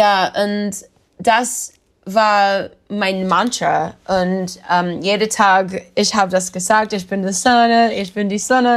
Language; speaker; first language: German; non-native, learner; English